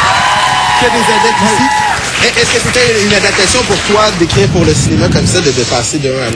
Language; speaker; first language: French; native; French